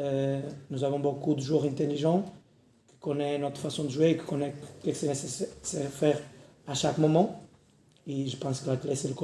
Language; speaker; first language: French; non-native, learner; Portuguese